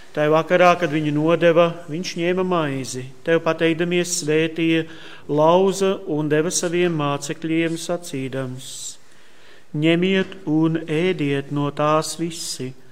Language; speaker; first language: Latvian; native; Latvian